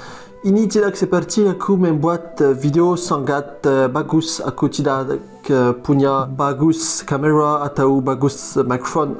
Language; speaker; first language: Indonesian; non-native, learner; French